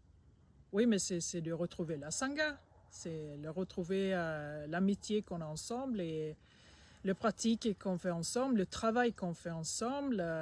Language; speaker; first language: French; non-native, fluent; Swedish